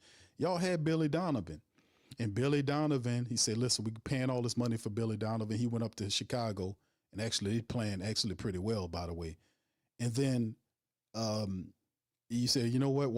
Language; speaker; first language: English; native; English